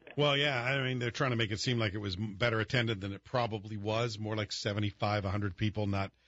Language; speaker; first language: English; native; English